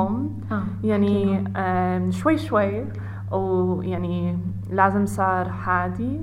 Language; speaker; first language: Arabic; non-native, learner; English